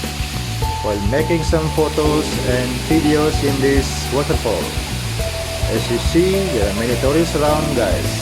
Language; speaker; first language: English; non-native, local second language; Indonesian